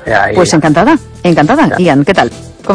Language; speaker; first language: Spanish; native; Spanish